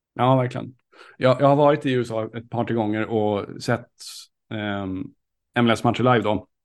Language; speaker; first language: Swedish; native; Swedish